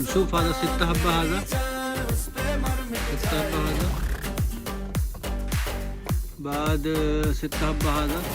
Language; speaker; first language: Arabic; non-native, learner; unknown